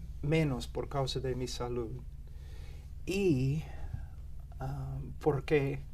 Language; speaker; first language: Spanish; non-native, fluent; English